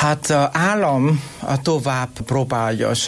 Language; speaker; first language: Hungarian; non-native, learner; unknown